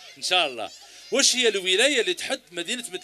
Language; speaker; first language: Arabic; native; Arabic